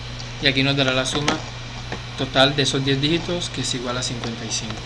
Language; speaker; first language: Spanish; native; Spanish